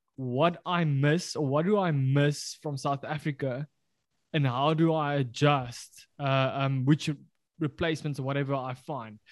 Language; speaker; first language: English; non-native, local second language; Afrikaans